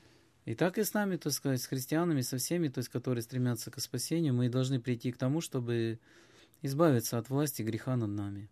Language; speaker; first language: Russian; native; Russian